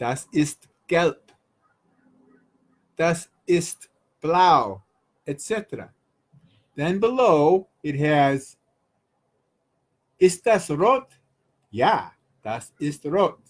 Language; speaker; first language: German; non-native, fluent; English